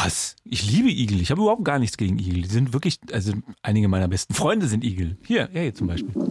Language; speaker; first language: German; native; German